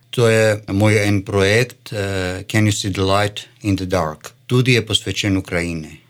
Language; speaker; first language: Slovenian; non-native, fluent; Armenian